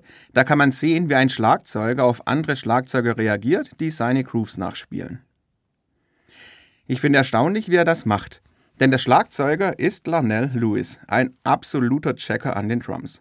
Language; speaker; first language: German; native; German